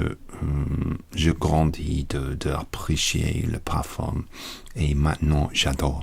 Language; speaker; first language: French; non-native, learner; English